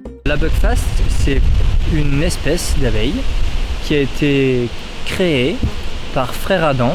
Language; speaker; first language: French; native; French